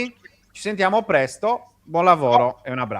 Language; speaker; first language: Italian; native; Italian